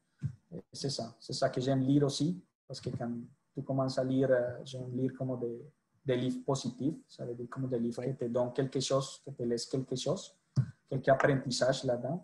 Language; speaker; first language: French; non-native, fluent; Spanish